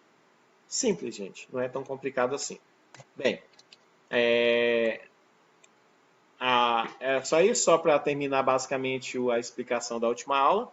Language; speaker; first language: Portuguese; native; Portuguese